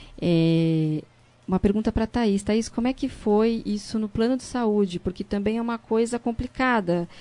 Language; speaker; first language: Portuguese; native; Portuguese